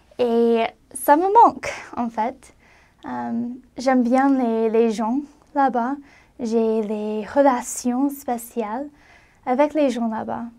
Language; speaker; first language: French; non-native, fluent; English